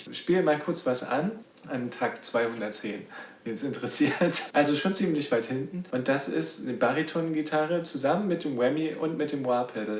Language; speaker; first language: German; native; German